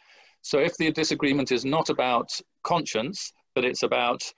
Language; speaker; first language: English; native; English